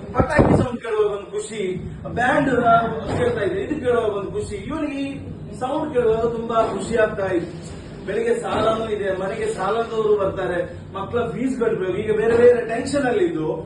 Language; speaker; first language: Kannada; non-native, local second language; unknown